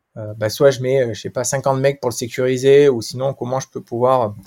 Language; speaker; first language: French; native; French